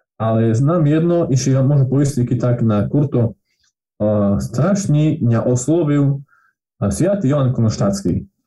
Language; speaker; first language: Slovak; non-native, local second language; Rusyn